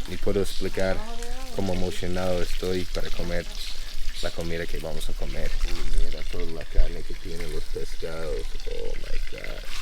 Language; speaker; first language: Spanish; non-native, learner; English